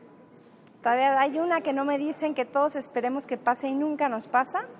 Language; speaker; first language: Spanish; native; Spanish